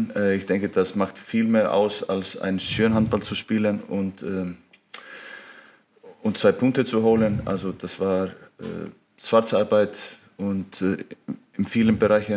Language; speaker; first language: German; non-native, fluent; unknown